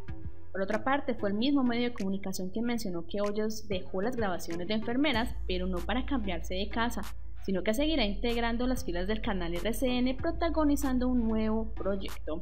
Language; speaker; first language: Spanish; native; Spanish